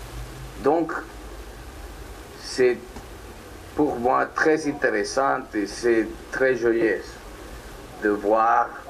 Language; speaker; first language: French; non-native, learner; Spanish